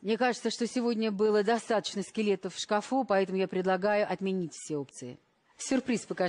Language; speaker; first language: Russian; native; Russian